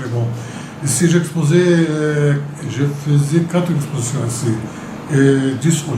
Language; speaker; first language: French; non-native, local second language; Arabic